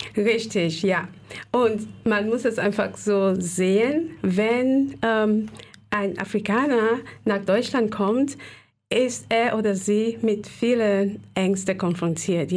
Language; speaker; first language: German; non-native, fluent; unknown